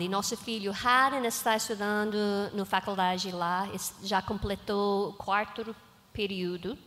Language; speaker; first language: Portuguese; non-native, learner; English